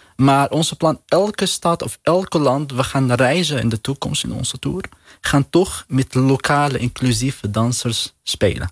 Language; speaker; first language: Dutch; non-native, learner; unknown